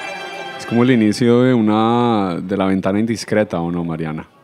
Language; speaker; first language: Spanish; native; Spanish